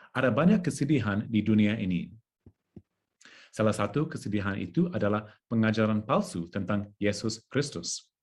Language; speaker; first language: Indonesian; non-native, learner; English